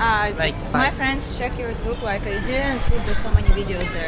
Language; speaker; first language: English; non-native, learner; Russian